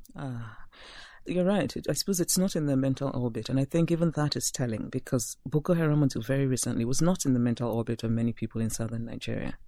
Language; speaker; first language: English; non-native, local second language; Igbo